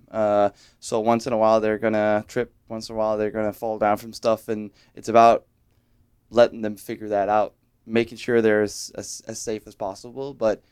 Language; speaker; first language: English; non-native, fluent; Danish